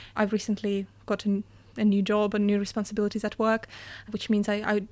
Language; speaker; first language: English; non-native, fluent; Russian